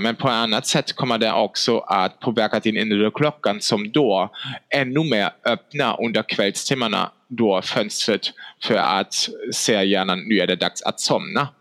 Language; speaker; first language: Swedish; non-native, fluent; German